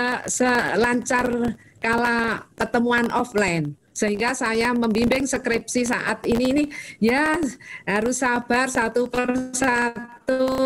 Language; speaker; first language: Indonesian; native; Indonesian